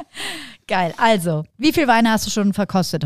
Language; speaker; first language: German; native; German